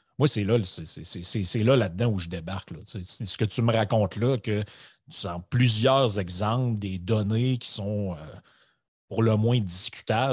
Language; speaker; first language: French; native; French